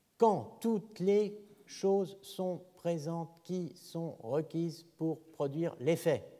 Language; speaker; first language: French; native; French